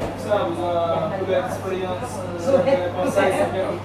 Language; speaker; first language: French; non-native, learner; Bangla